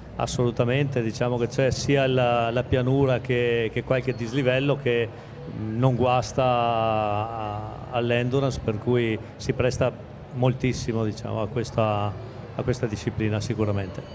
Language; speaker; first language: Italian; native; Italian